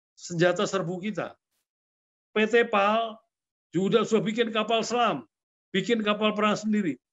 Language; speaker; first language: Indonesian; native; Indonesian